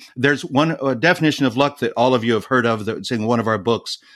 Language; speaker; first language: English; native; English